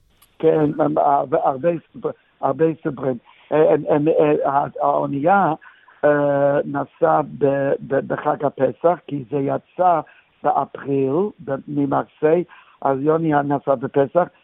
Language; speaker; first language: Hebrew; non-native, fluent; English